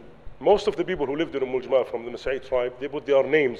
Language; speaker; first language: English; non-native, learner; Arabic